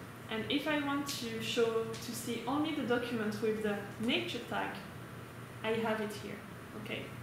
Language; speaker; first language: English; non-native, fluent; French